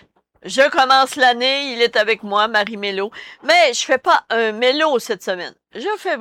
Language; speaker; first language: French; native; French